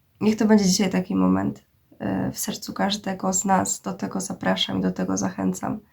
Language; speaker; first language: Polish; native; Polish